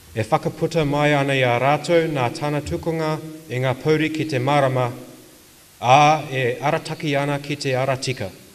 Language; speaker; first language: Māori; non-native, local second language; English